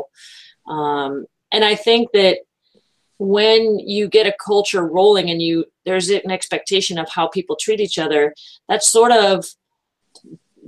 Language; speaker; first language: English; native; English